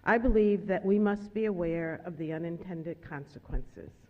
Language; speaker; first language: English; native; English